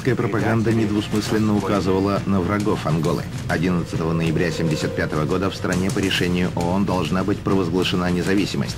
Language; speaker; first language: Russian; native; Russian